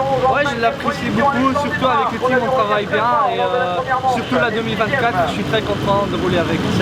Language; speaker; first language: French; non-native, local second language; Dutch